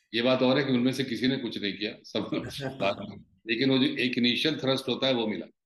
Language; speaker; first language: Hindi; native; Hindi